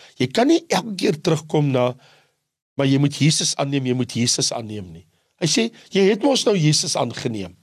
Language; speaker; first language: Afrikaans; native; Afrikaans